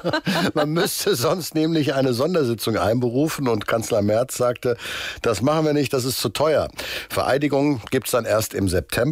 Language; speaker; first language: German; native; German